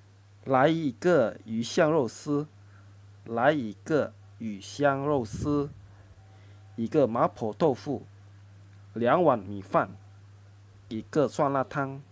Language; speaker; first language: Chinese; non-native, fluent; Indonesian